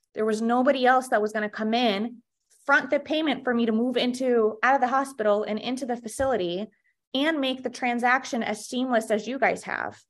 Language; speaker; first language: English; early bilingual, other home language; Russian